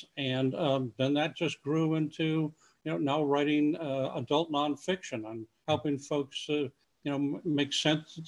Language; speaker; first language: English; native; English